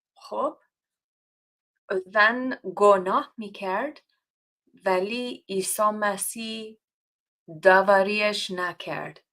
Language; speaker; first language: Persian; non-native, learner; English